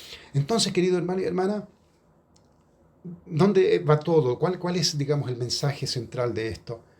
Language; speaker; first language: Spanish; native; Spanish